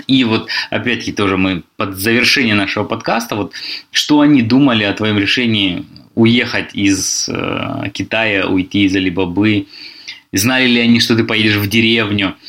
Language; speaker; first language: Russian; native; Russian